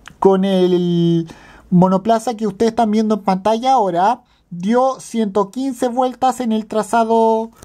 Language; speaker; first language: Spanish; native; Spanish